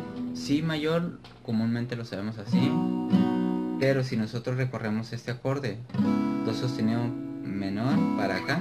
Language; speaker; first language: Spanish; native; Spanish